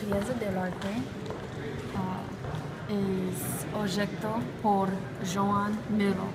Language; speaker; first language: Spanish; non-native, learner; English